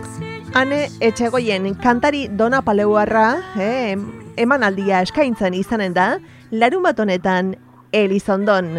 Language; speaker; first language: Basque; native; Basque